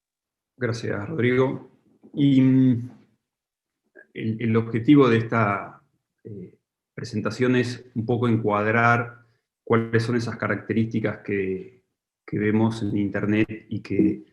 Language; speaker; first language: Spanish; native; Spanish